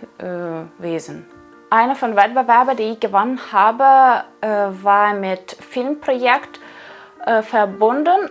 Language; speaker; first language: German; non-native, fluent; Ukrainian